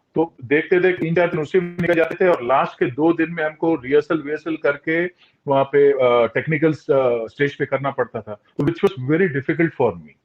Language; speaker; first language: Hindi; non-native, local second language; Tulu